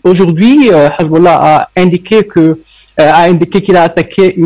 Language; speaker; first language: French; non-native, fluent; Arabic